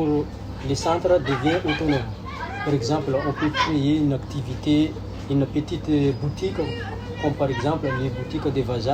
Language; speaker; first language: French; non-native, local second language; Malagasy